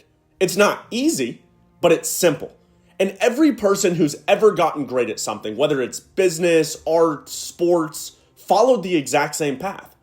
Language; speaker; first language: English; native; English